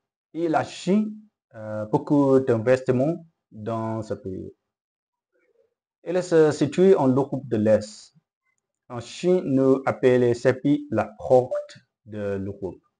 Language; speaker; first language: French; non-native, learner; Chinese